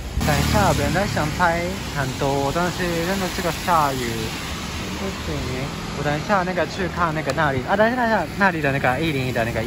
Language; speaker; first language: Chinese; non-native, fluent; Japanese